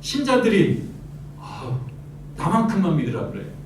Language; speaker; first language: Korean; native; Korean